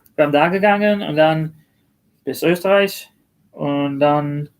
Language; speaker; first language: German; early bilingual, other home language; English